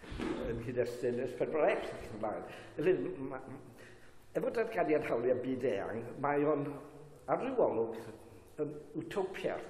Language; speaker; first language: Welsh; native; Welsh